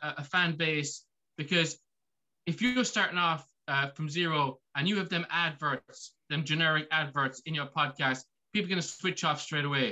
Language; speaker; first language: English; native; English